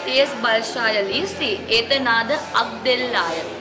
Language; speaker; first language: Russian; non-native, learner; Sinhala